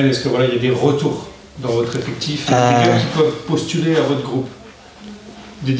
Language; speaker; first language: French; native; French